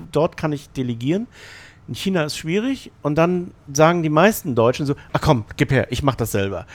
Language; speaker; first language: German; native; German